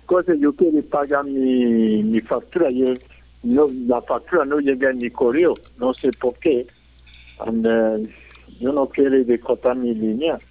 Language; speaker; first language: Spanish; non-native, learner; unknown